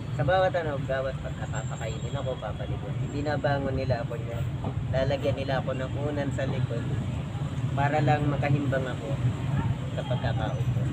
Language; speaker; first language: Filipino; non-native, local second language; Bikol